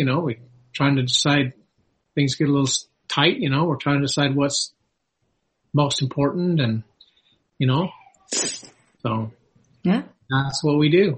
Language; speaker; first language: English; native; English